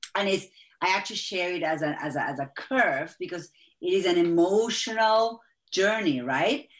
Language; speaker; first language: English; non-native, fluent; Spanish